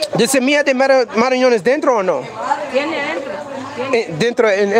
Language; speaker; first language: Spanish; non-native, learner; English